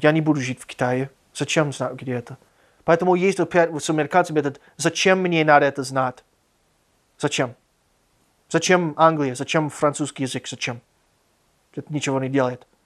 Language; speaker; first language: Russian; non-native, fluent; English